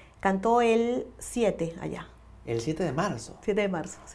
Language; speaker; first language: Spanish; native; Spanish